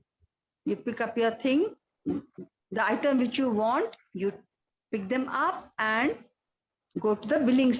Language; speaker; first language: English; non-native, local second language; Odia